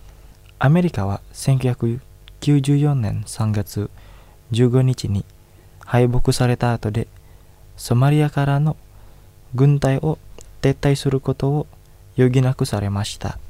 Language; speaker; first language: Japanese; non-native, fluent; Indonesian